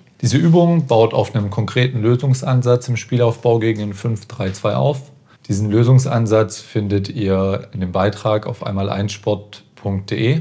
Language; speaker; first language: German; native; German